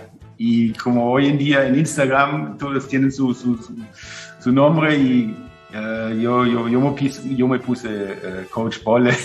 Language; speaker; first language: Spanish; non-native, fluent; German